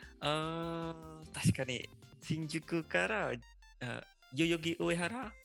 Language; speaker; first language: Japanese; non-native, fluent; Indonesian